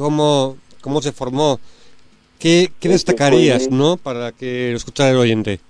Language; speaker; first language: Spanish; native; Spanish